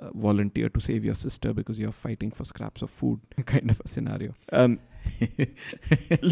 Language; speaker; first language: English; non-native, local second language; Marathi